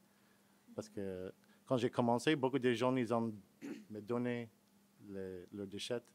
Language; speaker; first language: French; non-native, fluent; English